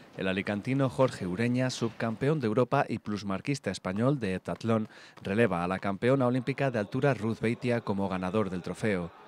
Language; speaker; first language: Spanish; native; Spanish